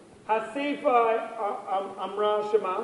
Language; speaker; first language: Hebrew; non-native, fluent; English